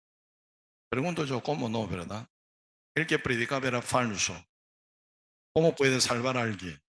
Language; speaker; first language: Spanish; non-native, learner; Korean